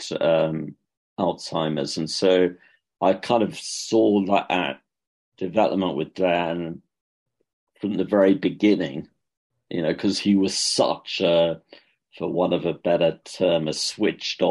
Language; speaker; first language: English; native; English